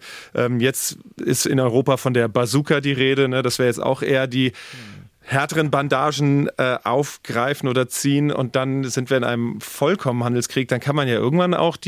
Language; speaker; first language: German; native; German